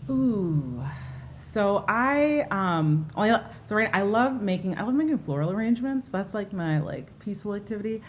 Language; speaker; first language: English; early bilingual, other home language; Yoruba